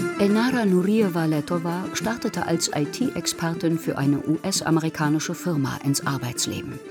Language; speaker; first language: German; native; German